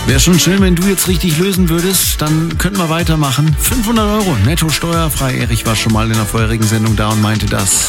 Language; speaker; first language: German; native; German